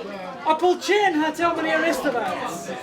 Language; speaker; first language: Russian; non-native, learner; English